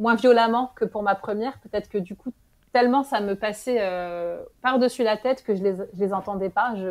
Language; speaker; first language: French; native; French